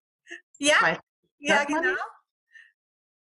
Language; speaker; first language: German; native; German